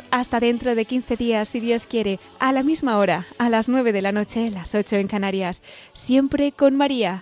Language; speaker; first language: Spanish; native; Spanish